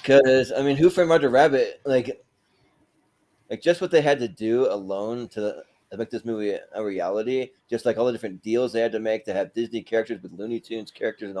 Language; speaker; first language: English; native; English